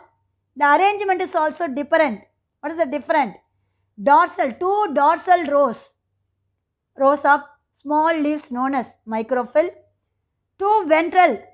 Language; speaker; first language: English; non-native, local second language; Tamil